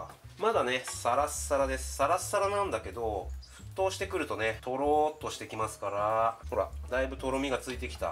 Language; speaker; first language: Japanese; native; Japanese